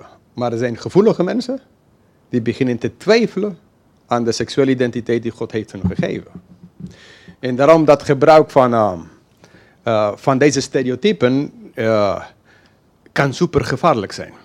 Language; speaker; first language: Dutch; non-native, fluent; English